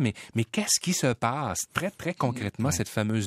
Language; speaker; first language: French; native; French